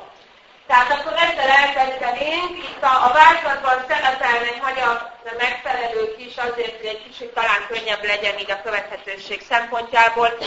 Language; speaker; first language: Hungarian; native; Hungarian